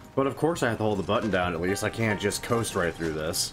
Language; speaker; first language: English; native; English